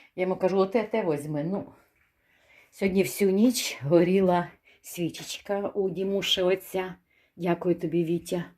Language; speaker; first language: Ukrainian; native; Ukrainian